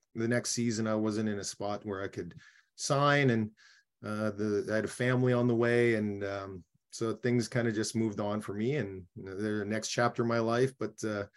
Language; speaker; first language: English; native; English